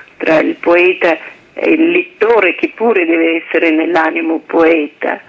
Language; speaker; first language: Italian; non-native, fluent; Russian